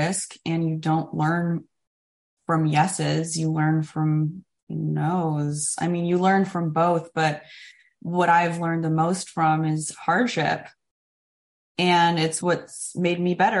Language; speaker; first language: English; native; English